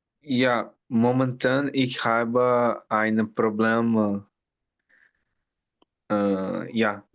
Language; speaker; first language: German; non-native, learner; Portuguese